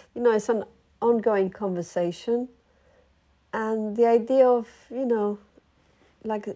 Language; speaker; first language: English; early bilingual, other home language; Spanish